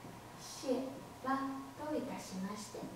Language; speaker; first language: Japanese; non-native, fluent; Chinese